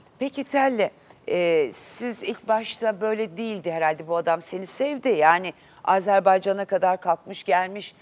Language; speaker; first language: Turkish; native; Turkish